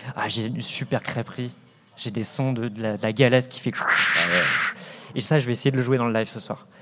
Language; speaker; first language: French; native; French